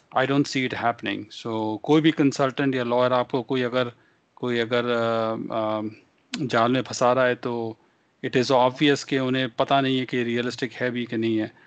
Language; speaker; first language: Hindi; non-native, local second language; Punjabi